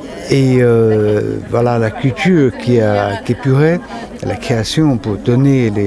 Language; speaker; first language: French; non-native, fluent; Chinese